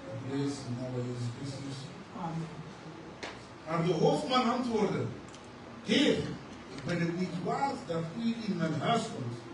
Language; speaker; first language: Dutch; non-native, fluent; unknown